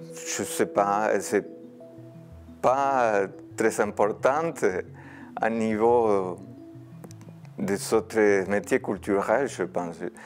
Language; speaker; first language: French; non-native, fluent; Spanish